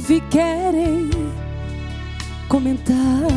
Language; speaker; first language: Portuguese; native; Portuguese